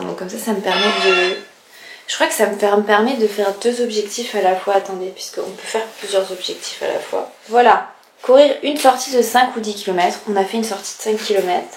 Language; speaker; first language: French; native; French